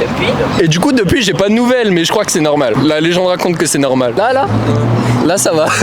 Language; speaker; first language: French; native; French